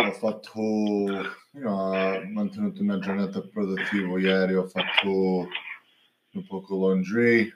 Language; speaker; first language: Italian; early bilingual, heritage; English